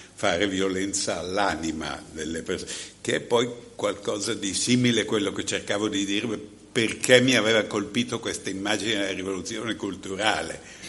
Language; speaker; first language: Italian; native; Italian